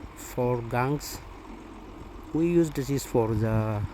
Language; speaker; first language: English; non-native, local second language; Amharic